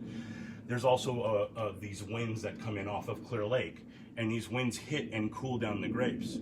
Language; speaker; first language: English; native; English